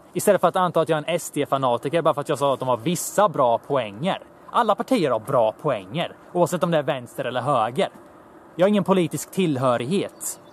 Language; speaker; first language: Swedish; early bilingual, other home language; Bosnian